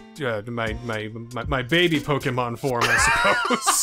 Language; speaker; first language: English; native; English